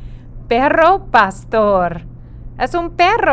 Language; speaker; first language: Spanish; non-native, fluent; English